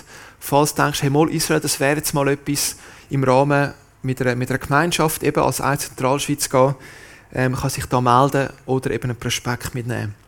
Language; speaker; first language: German; native; German